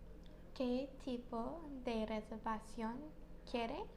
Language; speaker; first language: Spanish; non-native, learner; English